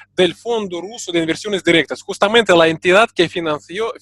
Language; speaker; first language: Spanish; non-native, fluent; Russian